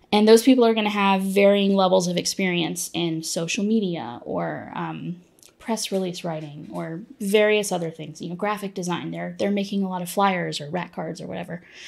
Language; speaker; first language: English; native; English